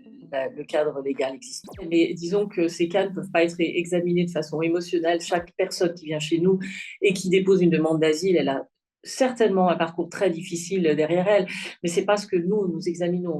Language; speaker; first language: French; native; French